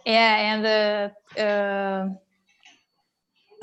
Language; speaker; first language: English; non-native, learner; Portuguese